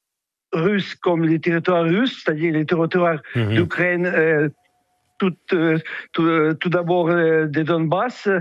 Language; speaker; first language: French; non-native, fluent; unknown